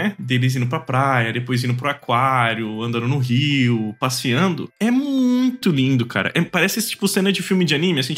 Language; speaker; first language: Portuguese; native; Portuguese